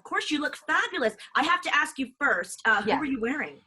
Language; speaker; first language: English; native; English